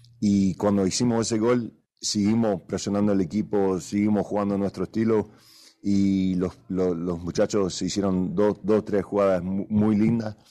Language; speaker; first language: Spanish; early bilingual, other home language; English